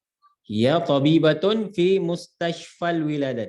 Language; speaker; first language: Arabic; non-native, fluent; Indonesian